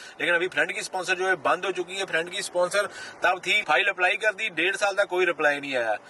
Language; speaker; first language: Hindi; non-native, local second language; Punjabi